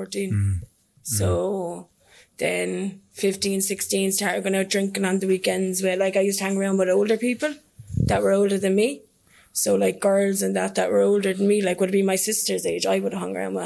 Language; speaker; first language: English; native; English